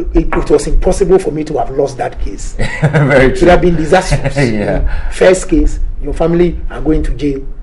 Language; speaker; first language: English; non-native, local second language; Akan